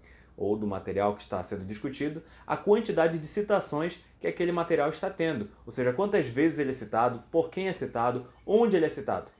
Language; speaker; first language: Portuguese; native; Portuguese